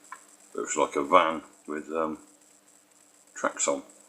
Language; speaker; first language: English; native; English